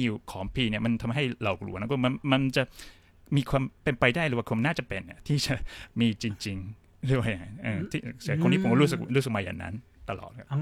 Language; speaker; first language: Thai; non-native, fluent; Japanese